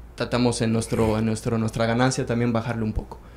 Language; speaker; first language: Spanish; native; Spanish